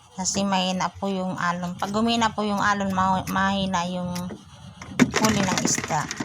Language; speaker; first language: Filipino; non-native, local second language; Bikol